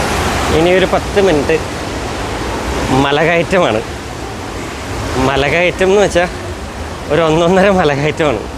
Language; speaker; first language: Malayalam; native; Malayalam